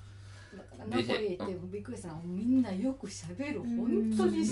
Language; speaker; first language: Japanese; native; Japanese